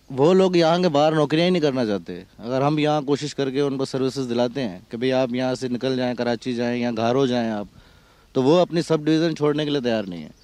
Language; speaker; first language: Urdu; non-native, local second language; Sindhi